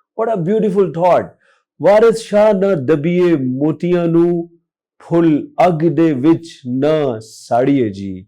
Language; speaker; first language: Urdu; non-native, local second language; Punjabi